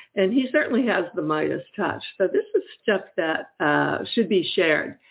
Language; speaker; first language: English; native; English